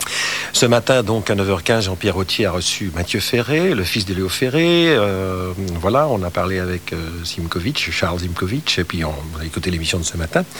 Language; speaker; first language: French; native; French